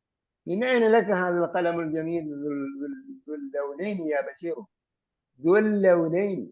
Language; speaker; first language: Arabic; non-native, fluent; Malayalam